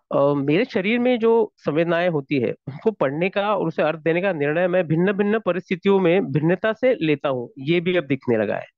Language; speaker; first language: Hindi; non-native, local second language; Marathi